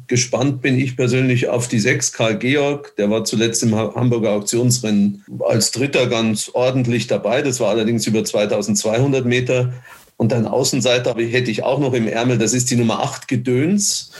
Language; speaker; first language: German; native; German